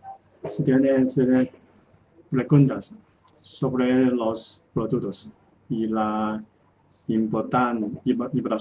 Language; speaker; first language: Spanish; non-native, learner; Chinese